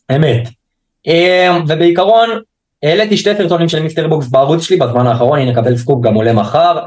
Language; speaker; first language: Hebrew; native; Hebrew